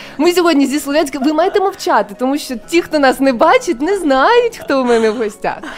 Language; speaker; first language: Ukrainian; non-native, local second language; Russian